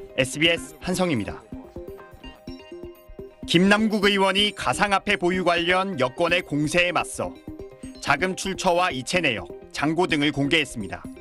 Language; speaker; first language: Korean; native; Korean